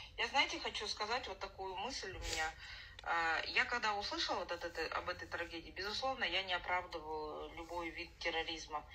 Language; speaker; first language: Russian; non-native, local second language; Kazakh